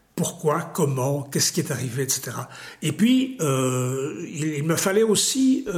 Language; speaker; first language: French; native; French